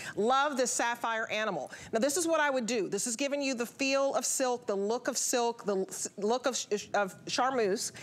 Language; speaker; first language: English; native; English